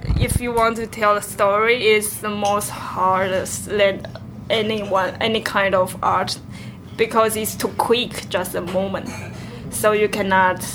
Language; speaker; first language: English; non-native, learner; Chinese